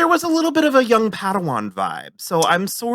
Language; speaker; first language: English; native; English